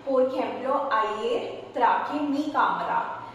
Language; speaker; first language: Spanish; non-native, fluent; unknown